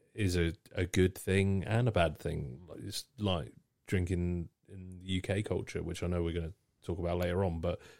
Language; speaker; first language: English; native; English